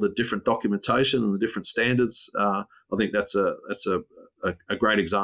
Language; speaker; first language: English; native; English